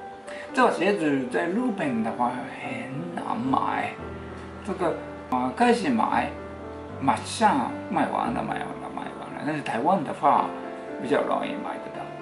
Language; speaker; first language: Chinese; non-native, fluent; Japanese